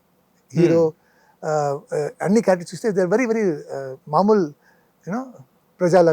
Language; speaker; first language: Telugu; non-native, local second language; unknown